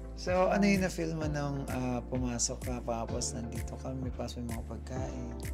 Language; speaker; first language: Filipino; native; Filipino